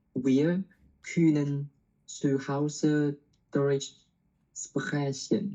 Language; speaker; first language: German; non-native, learner; Chinese